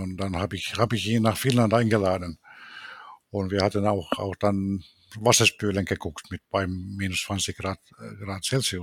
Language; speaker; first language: German; non-native, fluent; Finnish